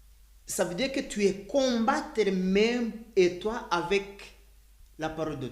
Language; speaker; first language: French; non-native, learner; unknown